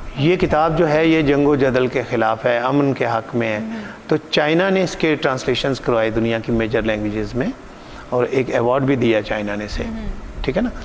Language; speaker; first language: Urdu; non-native, local second language; Punjabi